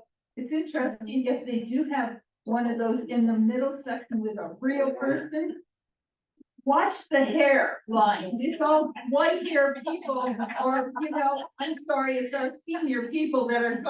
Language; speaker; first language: English; native; English